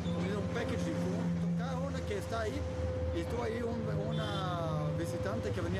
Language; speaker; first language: Spanish; native; Spanish